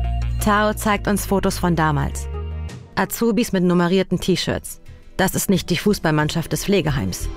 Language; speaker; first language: German; native; German